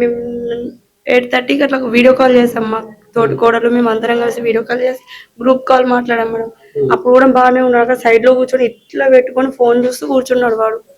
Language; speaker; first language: Telugu; native; Telugu